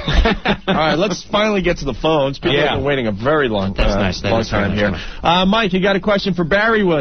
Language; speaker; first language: English; native; English